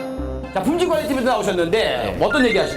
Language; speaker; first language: Korean; native; Korean